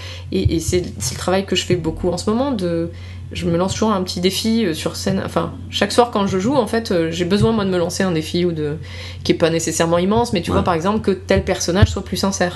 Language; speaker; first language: French; native; French